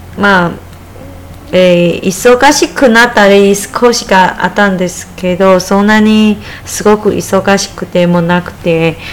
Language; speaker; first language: Japanese; non-native, fluent; Chinese